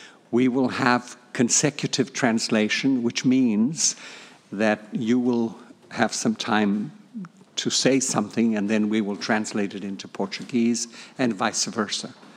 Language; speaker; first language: English; non-native, fluent; Portuguese